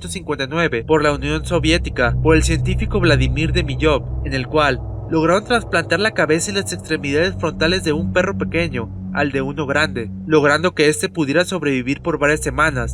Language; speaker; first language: Spanish; native; Spanish